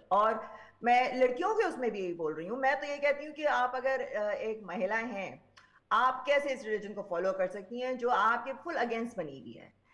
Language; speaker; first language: Urdu; native; Urdu